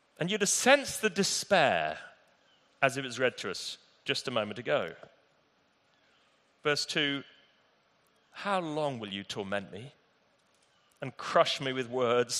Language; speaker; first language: English; native; English